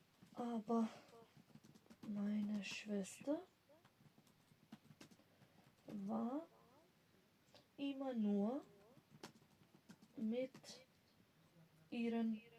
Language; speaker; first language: German; non-native, fluent; Macedonian